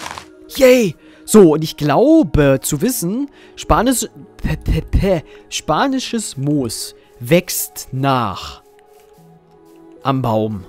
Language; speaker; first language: German; native; German